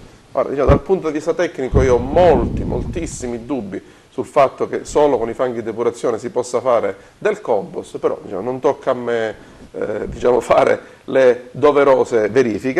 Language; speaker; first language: Italian; native; Italian